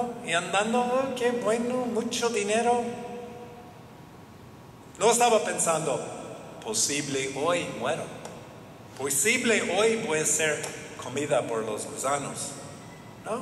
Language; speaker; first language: Spanish; non-native, learner; English